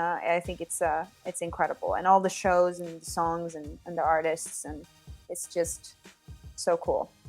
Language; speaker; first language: English; non-native, fluent; Finnish